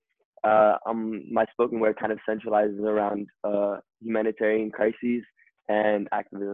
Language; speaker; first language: English; native; English